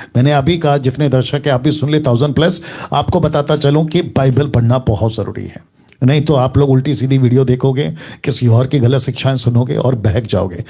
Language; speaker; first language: Hindi; native; Hindi